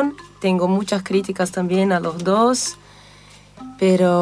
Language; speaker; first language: Spanish; non-native, fluent; Portuguese